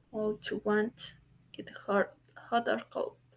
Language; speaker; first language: English; non-native, learner; Spanish